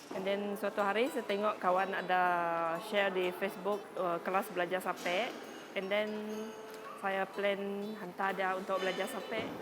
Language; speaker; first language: Malay; non-native, local second language; Iban